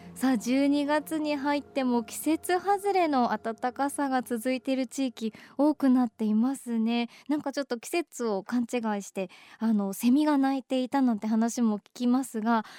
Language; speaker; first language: Japanese; native; Japanese